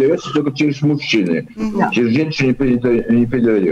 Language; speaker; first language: Russian; early bilingual, heritage; Russian